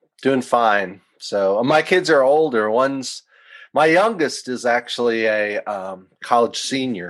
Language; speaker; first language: English; native; English